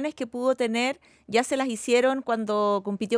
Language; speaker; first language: Spanish; native; Spanish